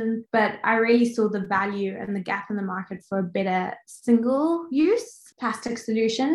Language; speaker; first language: English; native; English